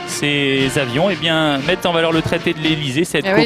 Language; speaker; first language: French; native; French